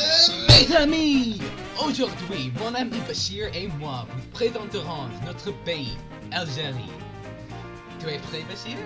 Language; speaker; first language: French; non-native, learner; English